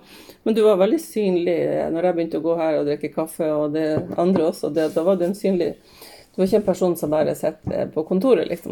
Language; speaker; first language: Norwegian; native; Norwegian